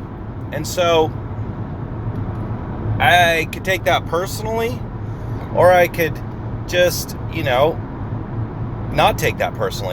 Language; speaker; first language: English; native; English